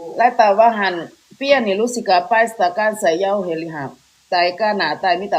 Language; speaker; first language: Finnish; non-native, learner; Thai